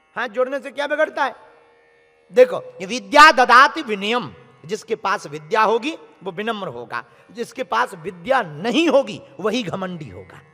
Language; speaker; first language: Hindi; native; Hindi